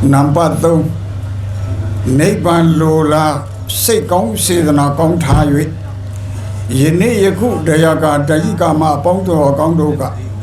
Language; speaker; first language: Burmese; non-native, local second language; Pa'o Karen